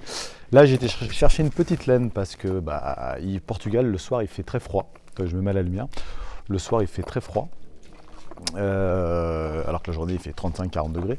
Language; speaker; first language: French; early bilingual, other home language; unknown